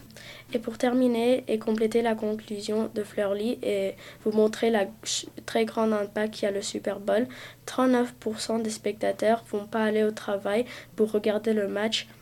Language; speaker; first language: French; early bilingual, heritage; French